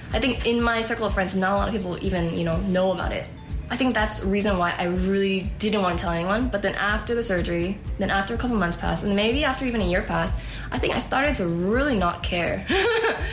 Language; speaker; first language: English; native; English